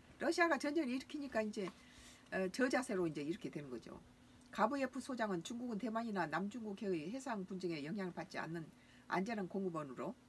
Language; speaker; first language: Korean; native; Korean